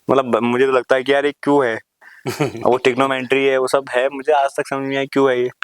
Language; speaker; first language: Hindi; native; Hindi